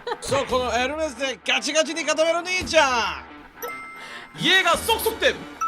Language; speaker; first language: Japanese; non-native, fluent; Korean